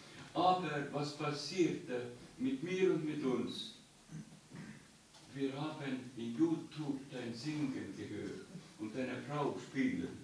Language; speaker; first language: German; non-native, learner; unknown